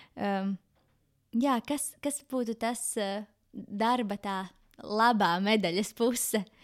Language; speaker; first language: Latvian; native; Latvian